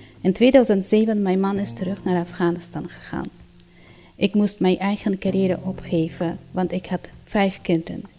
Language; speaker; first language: Dutch; non-native, fluent; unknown